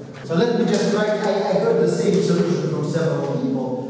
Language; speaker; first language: English; non-native, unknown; Russian